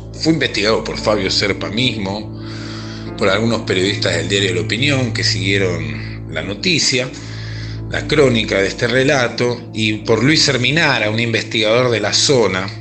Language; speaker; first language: Spanish; native; Spanish